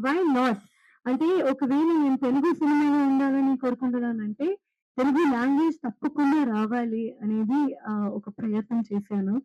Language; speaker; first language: Telugu; non-native, learner; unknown